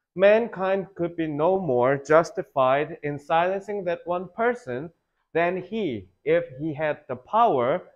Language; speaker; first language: English; non-native, fluent; Korean